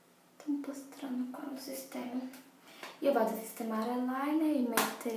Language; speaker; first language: Italian; non-native, fluent; Portuguese